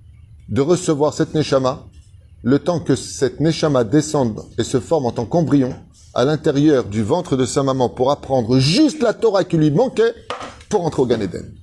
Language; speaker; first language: French; native; French